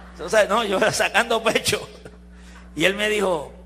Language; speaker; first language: Spanish; early bilingual, heritage; Spanish